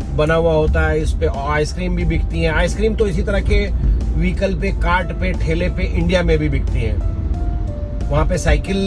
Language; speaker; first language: Hindi; native; Hindi